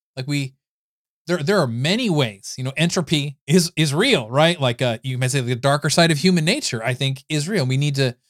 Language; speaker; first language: English; native; English